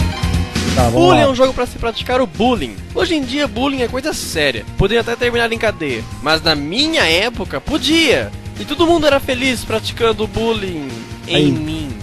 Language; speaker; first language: Portuguese; native; Portuguese